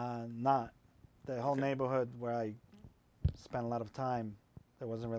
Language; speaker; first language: English; non-native, fluent; Polish